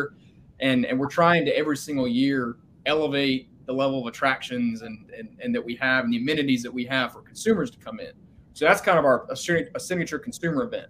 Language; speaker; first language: English; native; English